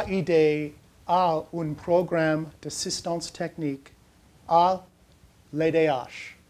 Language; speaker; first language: French; non-native, learner; English